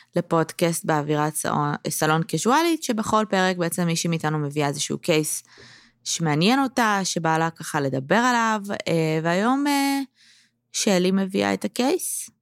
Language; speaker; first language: Hebrew; native; Hebrew